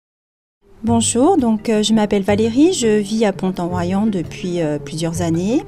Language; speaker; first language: French; native; French